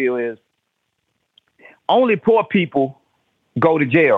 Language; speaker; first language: English; native; English